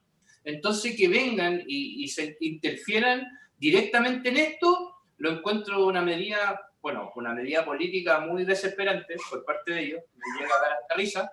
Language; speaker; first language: Spanish; native; Spanish